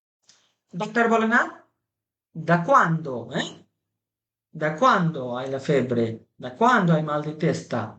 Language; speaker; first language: Italian; non-native, fluent; Bangla